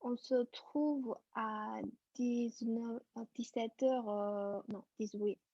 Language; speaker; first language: French; non-native, fluent; Chinese